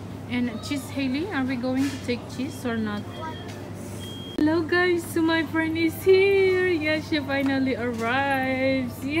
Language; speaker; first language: English; non-native, local second language; Filipino